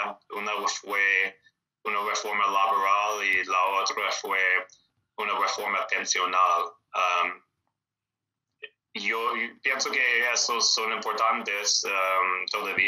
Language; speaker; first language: Spanish; non-native, fluent; English